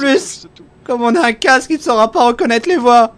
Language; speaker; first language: French; native; French